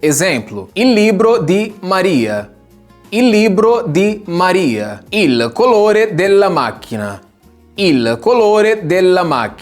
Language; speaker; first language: Italian; non-native, fluent; Portuguese